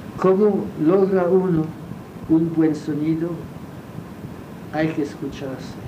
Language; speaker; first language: Spanish; non-native, fluent; French